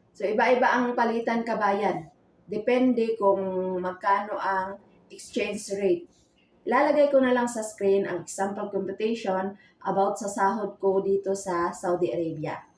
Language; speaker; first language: Filipino; non-native, local second language; Cebuano